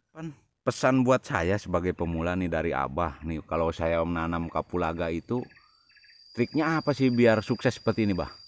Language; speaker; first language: Indonesian; non-native, local second language; Sundanese